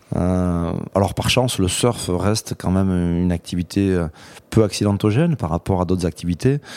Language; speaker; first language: French; native; French